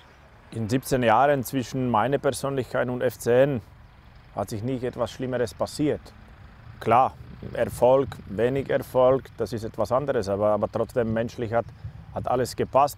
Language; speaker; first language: German; non-native, learner; Slovak